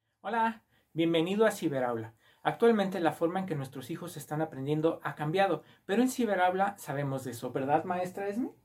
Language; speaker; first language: Spanish; native; Spanish